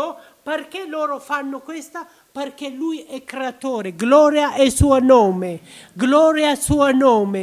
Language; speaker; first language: Italian; non-native, learner; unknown